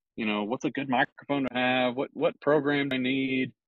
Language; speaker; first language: English; native; English